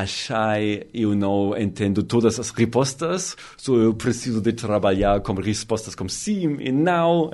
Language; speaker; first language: Portuguese; non-native, learner; German